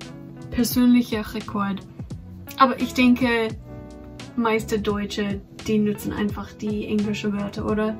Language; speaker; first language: German; non-native, fluent; English